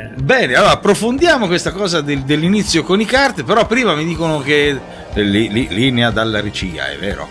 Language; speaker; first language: Italian; native; Italian